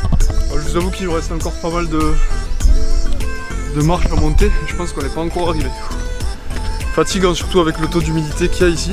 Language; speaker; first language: French; native; French